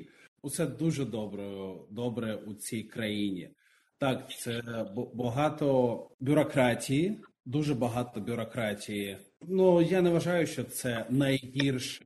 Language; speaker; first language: Ukrainian; non-native, local second language; Russian